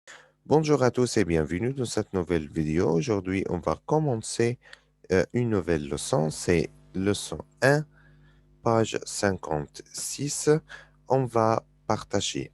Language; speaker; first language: French; non-native, fluent; Arabic